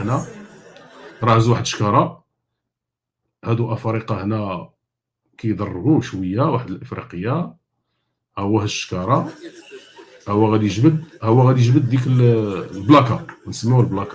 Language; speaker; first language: Arabic; native; Arabic